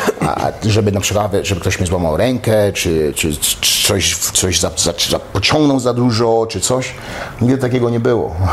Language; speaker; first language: Polish; early bilingual, heritage; Polish